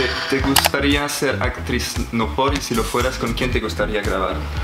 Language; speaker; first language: Spanish; non-native, learner; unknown